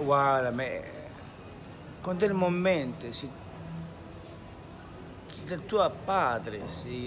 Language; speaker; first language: Italian; non-native, learner; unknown